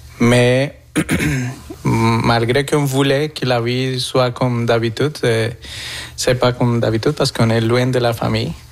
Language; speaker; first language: French; non-native, fluent; Spanish